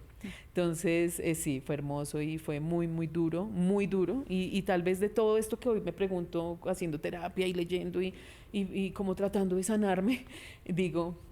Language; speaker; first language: Spanish; native; Spanish